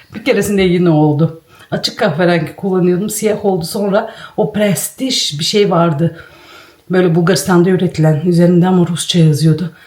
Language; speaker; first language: Turkish; native; Turkish